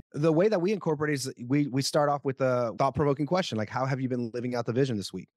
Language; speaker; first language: English; non-native, fluent; Spanish